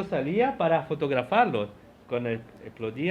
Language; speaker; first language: Spanish; non-native, fluent; Portuguese